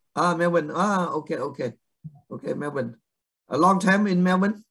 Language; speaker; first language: English; non-native, fluent; Vietnamese